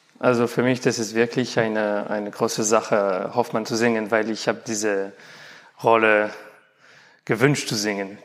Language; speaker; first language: German; non-native, learner; French